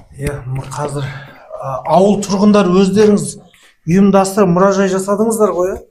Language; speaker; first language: Kazakh; native; Kazakh